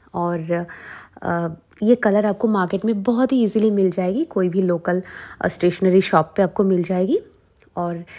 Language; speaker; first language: Hindi; non-native, local second language; Bangla